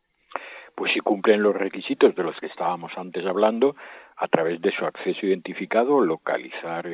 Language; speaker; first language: Spanish; native; Spanish